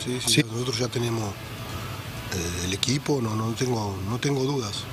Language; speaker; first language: Portuguese; non-native, learner; Spanish